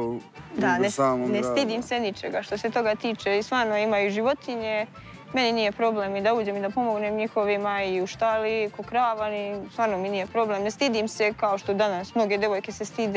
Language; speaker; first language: Serbian; native; Serbian